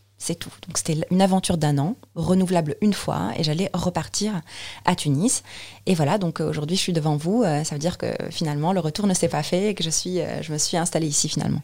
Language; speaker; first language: French; non-native, local second language; Arabic